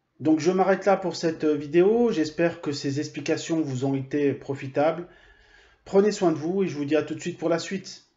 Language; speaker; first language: French; native; French